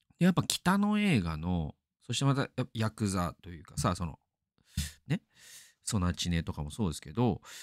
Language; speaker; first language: Japanese; native; Japanese